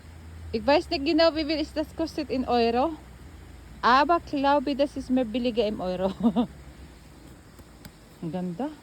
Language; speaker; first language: German; non-native, learner; Filipino